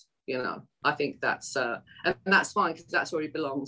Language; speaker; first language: English; native; English